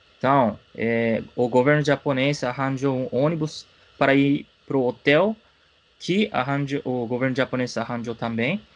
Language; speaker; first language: Portuguese; non-native, fluent; Japanese